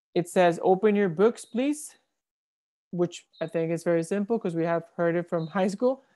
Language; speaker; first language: English; non-native, fluent; Spanish